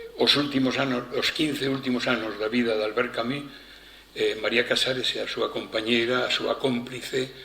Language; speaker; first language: Galician; non-native, local second language; Spanish